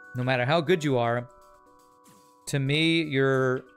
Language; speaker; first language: English; native; English